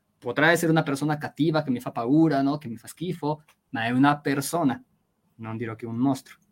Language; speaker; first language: Italian; non-native, fluent; Spanish